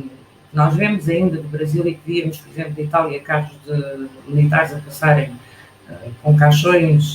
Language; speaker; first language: Portuguese; native; Portuguese